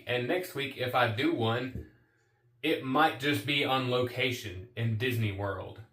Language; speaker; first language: English; native; English